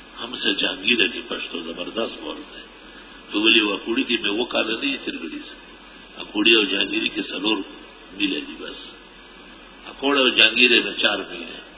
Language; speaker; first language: Urdu; non-native, local second language; Pashto